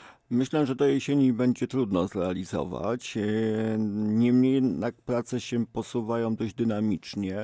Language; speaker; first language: Polish; native; Polish